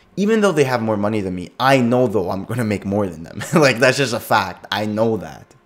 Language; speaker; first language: English; native; English